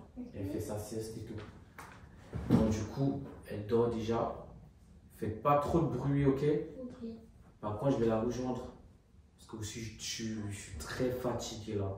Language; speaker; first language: French; native; French